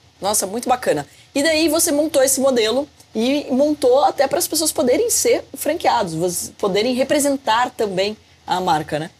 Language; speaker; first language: Portuguese; native; Portuguese